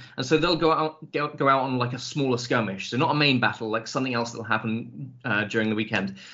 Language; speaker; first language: English; native; English